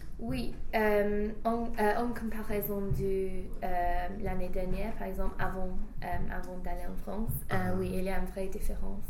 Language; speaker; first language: French; non-native, fluent; English